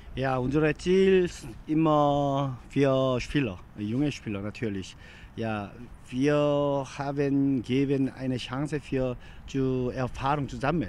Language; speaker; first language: German; non-native, learner; Korean